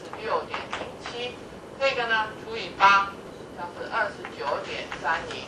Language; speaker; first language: Chinese; native; Chinese